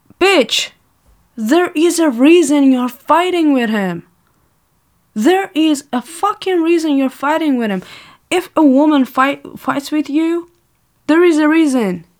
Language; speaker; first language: English; non-native, fluent; Persian